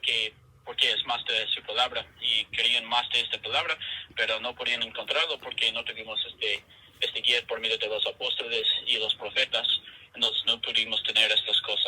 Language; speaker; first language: Spanish; non-native, fluent; English